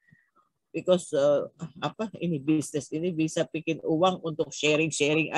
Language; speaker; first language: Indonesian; non-native, learner; Filipino